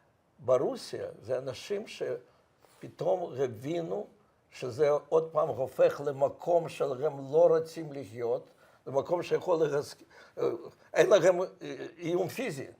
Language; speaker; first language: Hebrew; non-native, fluent; Russian